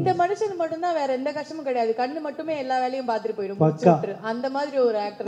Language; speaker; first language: Tamil; native; Tamil